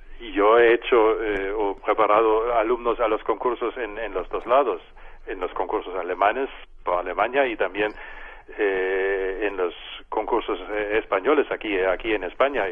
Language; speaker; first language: Spanish; non-native, fluent; German